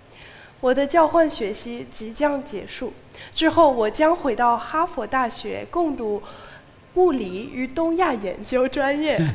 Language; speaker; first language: Chinese; non-native, fluent; English